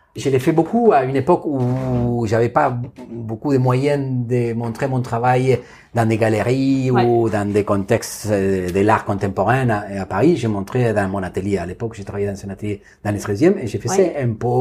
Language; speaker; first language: French; non-native, fluent; Spanish